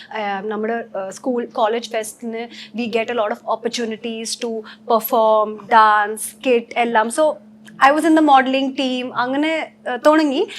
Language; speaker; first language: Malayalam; early bilingual, heritage; Malayalam